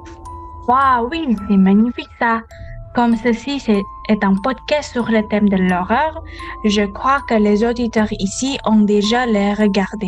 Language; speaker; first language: French; non-native, learner; Indonesian